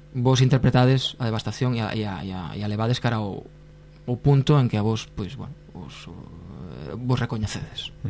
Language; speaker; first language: Galician; non-native, local second language; Spanish